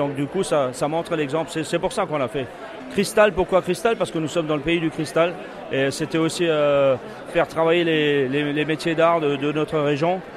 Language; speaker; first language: French; native; French